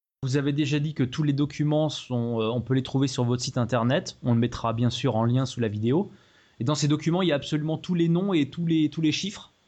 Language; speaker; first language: French; native; French